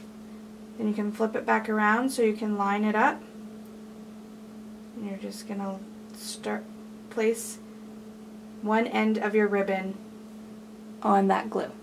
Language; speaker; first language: English; native; English